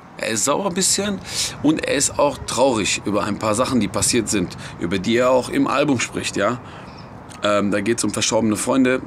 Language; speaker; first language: German; early bilingual, other home language; Persian